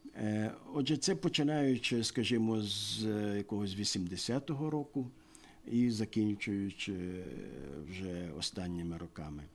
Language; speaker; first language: Ukrainian; native; Ukrainian